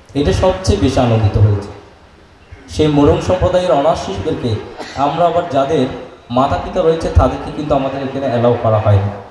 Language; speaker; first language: Bangla; native; Bangla